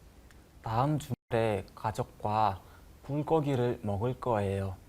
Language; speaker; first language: Korean; non-native, learner; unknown